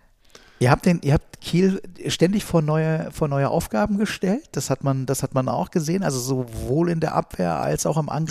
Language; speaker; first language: German; native; German